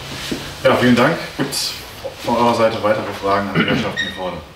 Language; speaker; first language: German; native; German